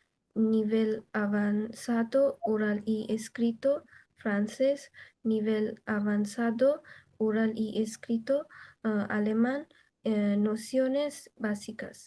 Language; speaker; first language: Spanish; non-native, learner; Bangla